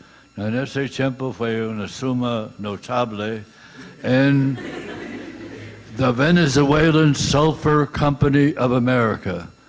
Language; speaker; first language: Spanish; non-native, learner; English